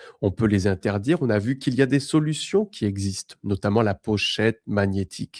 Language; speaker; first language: French; native; French